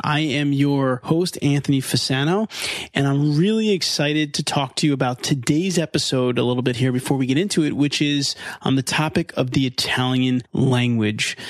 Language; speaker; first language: English; native; English